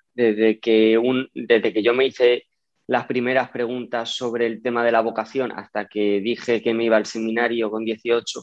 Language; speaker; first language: Spanish; native; Spanish